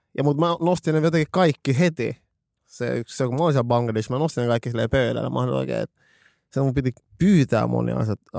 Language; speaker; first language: Finnish; early bilingual, other home language; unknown